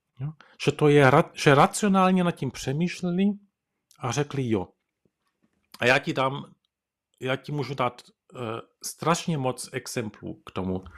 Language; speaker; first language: Czech; early bilingual, heritage; Czech